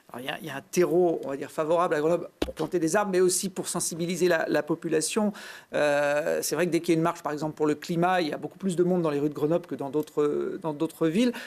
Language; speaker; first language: French; native; French